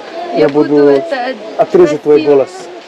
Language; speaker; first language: Russian; non-native, learner; English